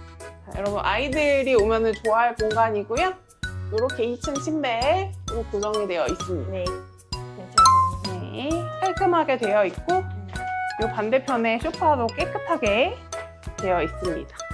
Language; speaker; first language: Korean; native; Korean